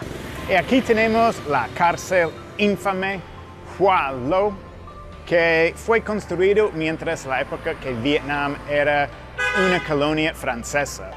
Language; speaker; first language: Spanish; non-native, fluent; English